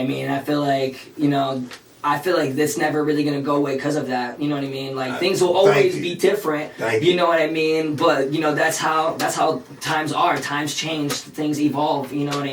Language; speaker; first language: English; early bilingual, other home language; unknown